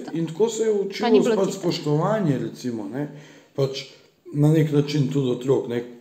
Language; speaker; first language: Slovenian; early bilingual, other home language; Bosnian